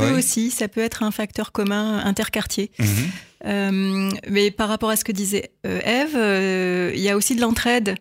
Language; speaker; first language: French; native; French